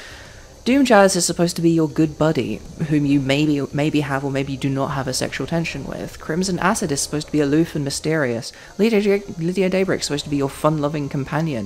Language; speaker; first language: English; native; English